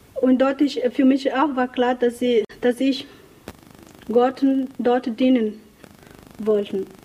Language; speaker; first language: German; non-native, learner; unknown